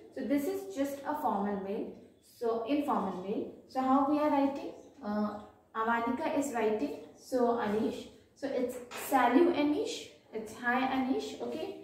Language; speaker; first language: English; non-native, local second language; Hindi